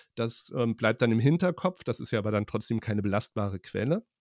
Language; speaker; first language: German; native; German